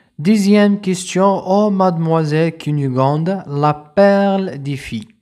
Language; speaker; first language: French; non-native, local second language; Arabic